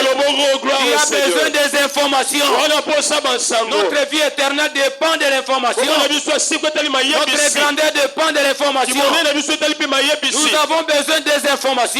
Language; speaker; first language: French; non-native, local second language; Lingala